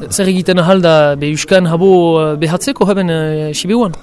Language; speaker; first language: Basque; native; Basque